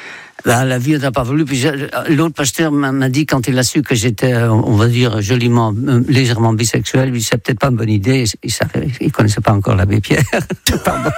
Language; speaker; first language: French; non-native, fluent; Dutch